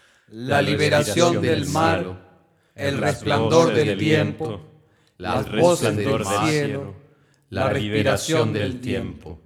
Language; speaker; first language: Spanish; native; Spanish